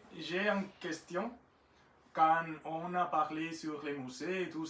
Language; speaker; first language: French; non-native, learner; Spanish